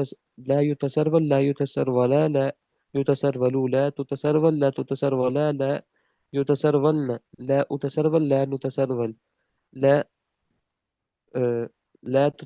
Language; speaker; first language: Arabic; non-native, learner; Urdu